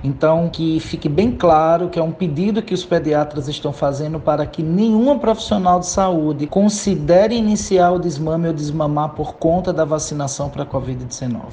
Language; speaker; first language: Portuguese; native; Portuguese